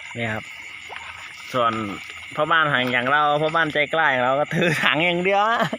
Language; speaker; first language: Thai; native; Thai